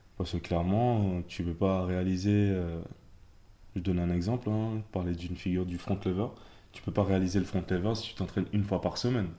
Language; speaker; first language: French; native; French